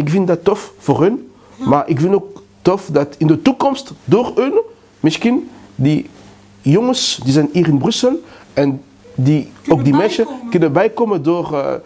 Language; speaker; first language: Dutch; non-native, learner; Lingala